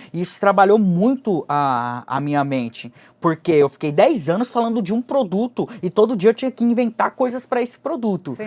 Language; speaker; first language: Portuguese; early bilingual, other home language; Japanese